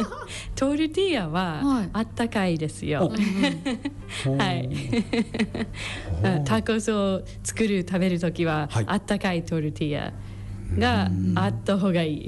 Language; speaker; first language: Japanese; non-native, learner; English